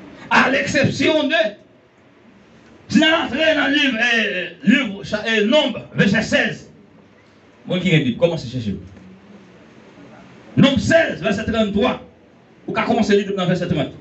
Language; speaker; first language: French; non-native, learner; Haitian Creole